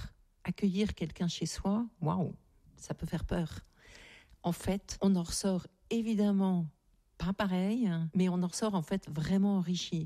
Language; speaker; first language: French; native; French